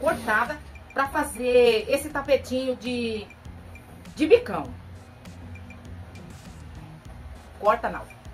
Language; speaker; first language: Portuguese; native; Portuguese